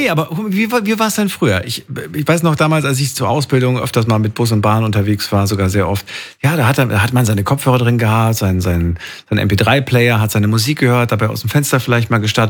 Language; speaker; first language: German; native; German